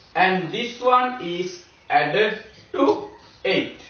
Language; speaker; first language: English; non-native, local second language; Sinhala